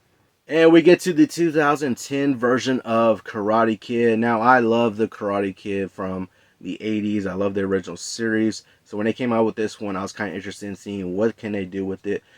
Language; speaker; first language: English; native; English